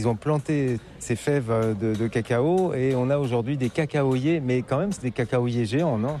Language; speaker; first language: French; native; French